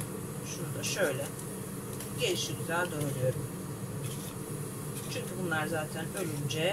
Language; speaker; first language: Turkish; native; Turkish